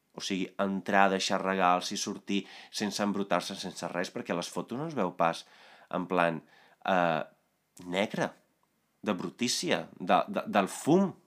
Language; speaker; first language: Catalan; non-native, fluent; Italian